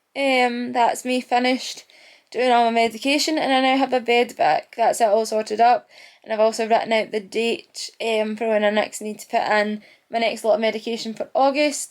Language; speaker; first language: English; native; English